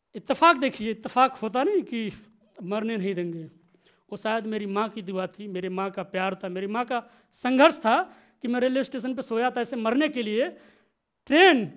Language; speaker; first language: Hindi; native; Hindi